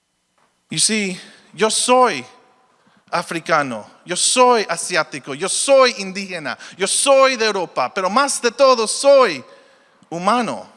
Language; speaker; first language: Spanish; early bilingual, heritage; Spanish